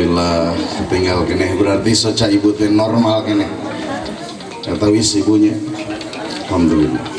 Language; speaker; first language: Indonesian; non-native, local second language; Sundanese